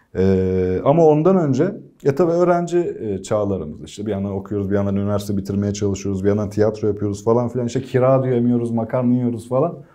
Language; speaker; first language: Turkish; native; Turkish